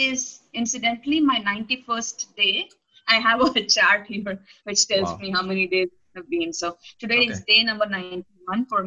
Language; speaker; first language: English; non-native, local second language; Telugu